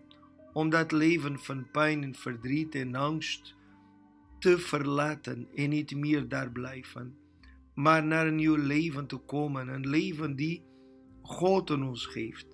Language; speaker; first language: Dutch; non-native, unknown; Portuguese